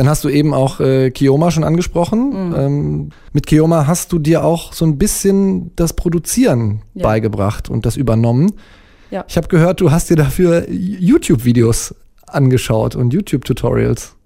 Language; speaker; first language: German; native; German